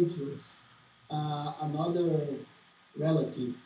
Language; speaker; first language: English; non-native, learner; Portuguese